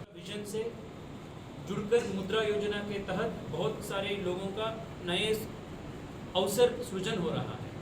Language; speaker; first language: Hindi; non-native, local second language; Kannada